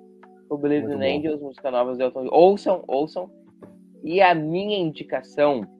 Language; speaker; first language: Portuguese; native; Portuguese